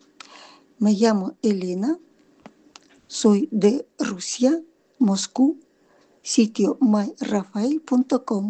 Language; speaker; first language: Spanish; non-native, fluent; Russian